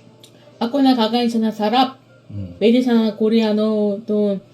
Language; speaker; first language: Filipino; non-native, learner; Korean